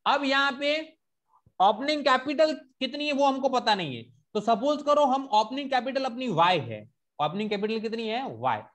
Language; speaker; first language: Hindi; non-native, local second language; Gujarati